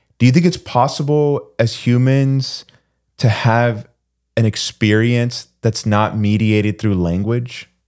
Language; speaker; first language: English; early bilingual, other home language; Spanish